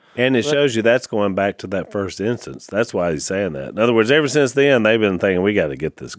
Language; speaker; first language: English; native; English